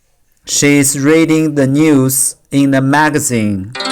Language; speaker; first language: English; non-native, learner; Chinese